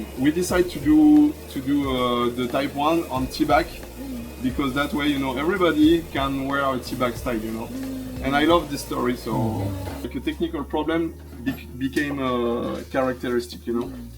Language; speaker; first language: English; non-native, fluent; French